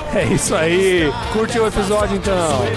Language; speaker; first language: Portuguese; native; Portuguese